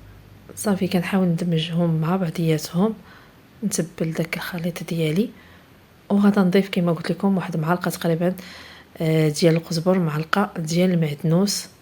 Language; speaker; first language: Arabic; native; Arabic